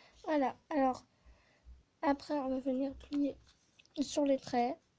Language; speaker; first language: French; native; French